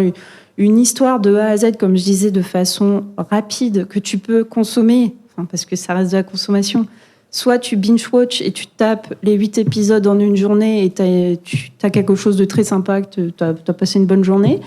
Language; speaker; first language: French; native; French